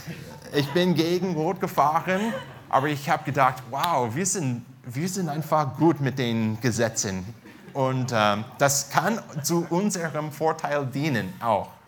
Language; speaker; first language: German; non-native, fluent; English